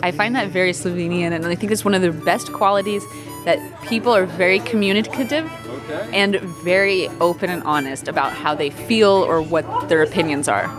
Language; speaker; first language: English; native; English